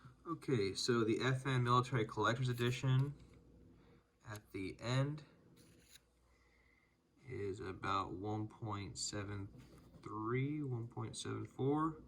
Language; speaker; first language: English; native; English